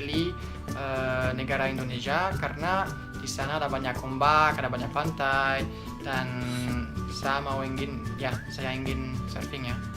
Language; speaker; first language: Indonesian; non-native, fluent; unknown